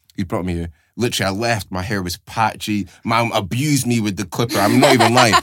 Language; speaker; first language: English; native; English